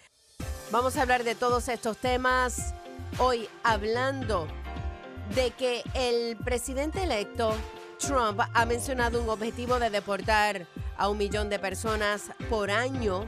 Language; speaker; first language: Spanish; native; Spanish